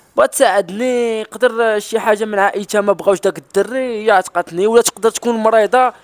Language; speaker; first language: Arabic; non-native, local second language; Spanish